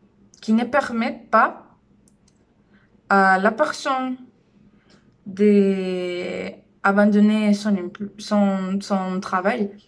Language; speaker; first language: French; non-native, learner; Spanish